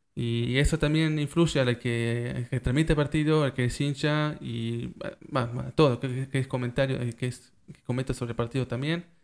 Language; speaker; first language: Spanish; early bilingual, heritage; Spanish